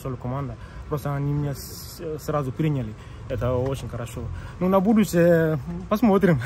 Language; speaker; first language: Russian; non-native, fluent; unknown